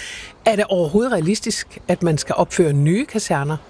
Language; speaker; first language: Danish; native; Danish